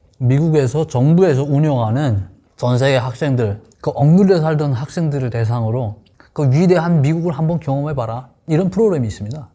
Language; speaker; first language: Korean; native; Korean